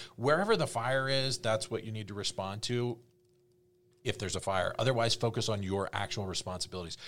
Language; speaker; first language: English; native; English